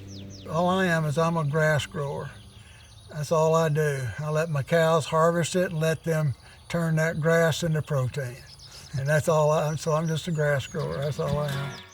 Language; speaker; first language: English; native; English